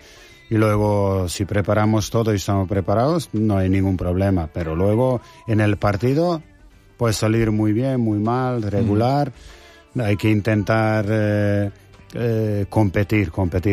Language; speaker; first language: Spanish; non-native, fluent; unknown